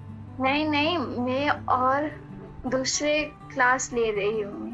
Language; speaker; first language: Hindi; non-native, local second language; Gujarati